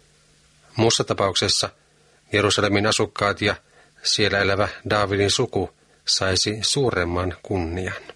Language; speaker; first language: Finnish; native; Finnish